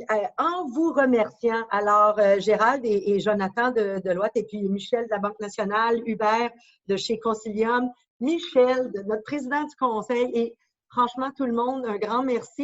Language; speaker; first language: French; native; French